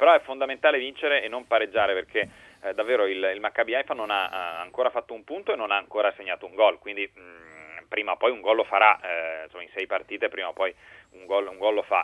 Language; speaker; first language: Italian; native; Italian